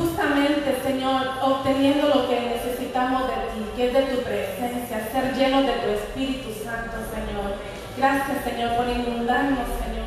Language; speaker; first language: Spanish; native; Spanish